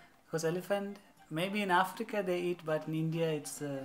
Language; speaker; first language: English; non-native, local second language; Malayalam